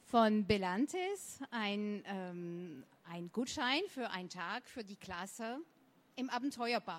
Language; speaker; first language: German; native; German